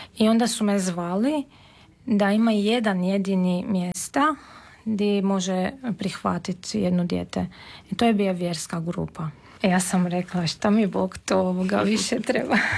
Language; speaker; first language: Serbian; non-native, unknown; Armenian